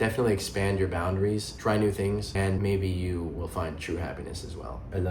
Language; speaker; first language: English; native; English